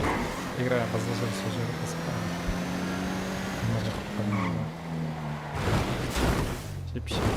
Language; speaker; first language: Russian; non-native, learner; Kara-Kalpak